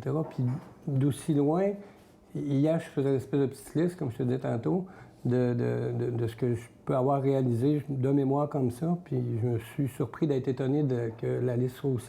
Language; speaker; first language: French; native; French